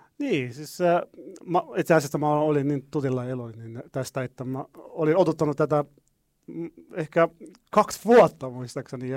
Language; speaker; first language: Finnish; non-native, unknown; Arabic